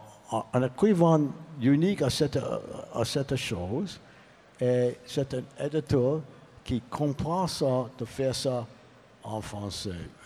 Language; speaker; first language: French; non-native, learner; English